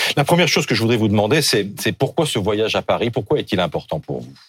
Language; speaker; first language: French; native; French